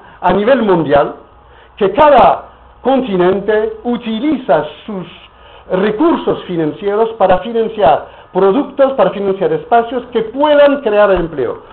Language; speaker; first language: Spanish; non-native, fluent; French